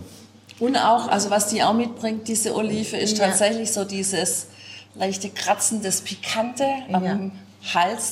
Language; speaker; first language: German; native; German